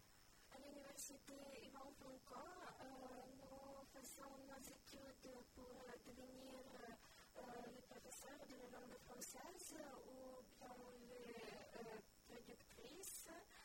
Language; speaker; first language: French; non-native, learner; Ukrainian